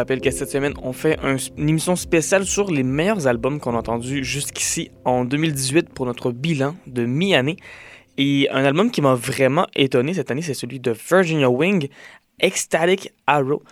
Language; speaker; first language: French; native; French